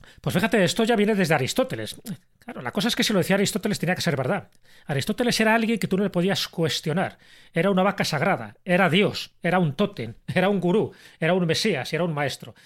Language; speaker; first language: Spanish; native; Spanish